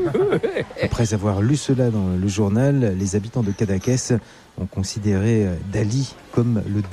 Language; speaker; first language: French; native; French